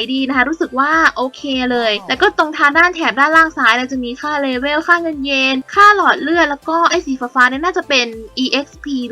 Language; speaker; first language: Thai; native; Thai